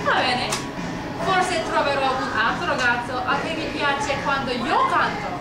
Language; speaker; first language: Italian; non-native, learner; English